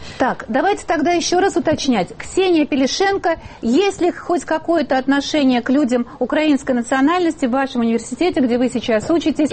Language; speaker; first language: Russian; native; Russian